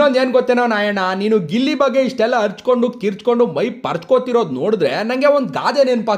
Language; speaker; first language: Kannada; native; Kannada